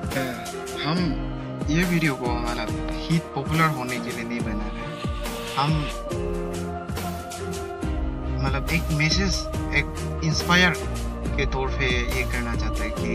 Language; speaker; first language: Hindi; non-native, local second language; Adi